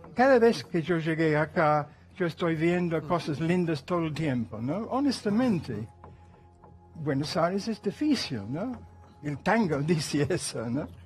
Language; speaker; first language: Spanish; non-native, fluent; English